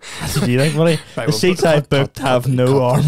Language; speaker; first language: English; native; English